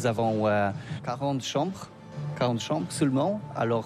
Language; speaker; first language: French; non-native, learner; Polish